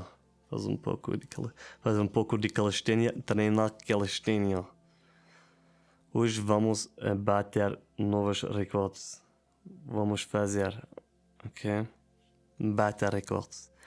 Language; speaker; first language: Portuguese; non-native, learner; German